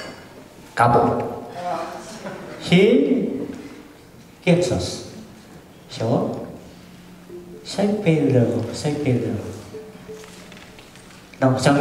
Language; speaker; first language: Spanish; non-native, fluent; Indonesian